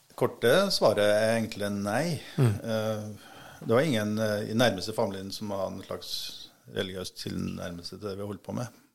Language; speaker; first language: Norwegian; native; Norwegian